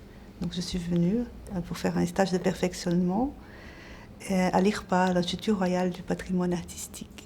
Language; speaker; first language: French; non-native, fluent; Portuguese